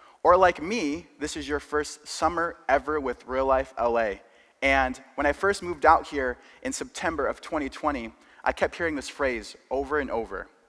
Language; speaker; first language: English; early bilingual, other home language; Spanish